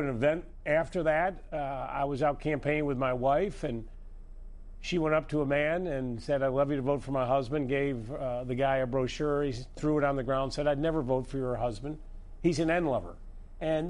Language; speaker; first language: English; native; English